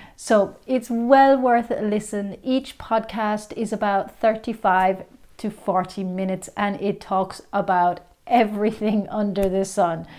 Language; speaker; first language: English; native; English